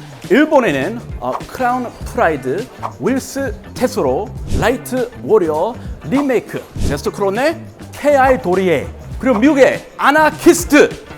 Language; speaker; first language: Korean; non-native, fluent; English